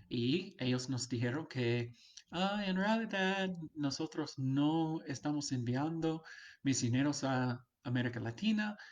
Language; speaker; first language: Spanish; non-native, fluent; English